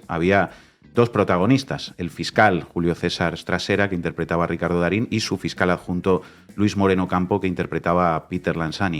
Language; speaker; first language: Spanish; native; Spanish